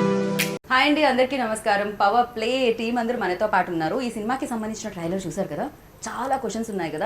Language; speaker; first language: Telugu; native; Telugu